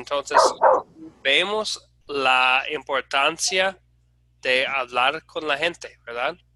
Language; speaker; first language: Spanish; non-native, fluent; English